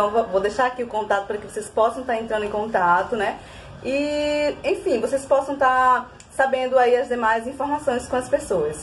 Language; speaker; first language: Portuguese; native; Portuguese